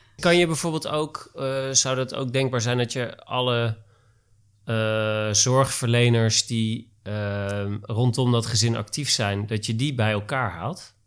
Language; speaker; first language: Dutch; native; Dutch